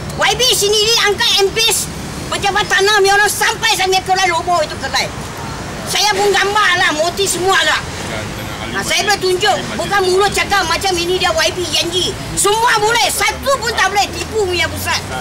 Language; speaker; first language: Malay; non-native, local second language; Chinese